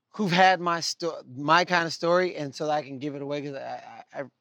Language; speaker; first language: English; native; English